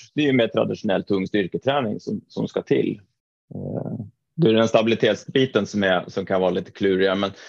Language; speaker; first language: Swedish; non-native, fluent; Norwegian